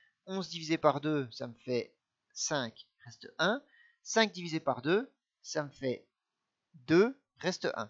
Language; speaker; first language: French; native; French